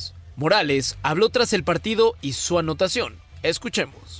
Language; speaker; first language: Spanish; native; Spanish